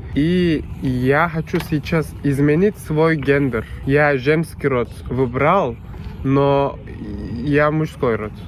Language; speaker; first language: Russian; non-native, learner; Turkish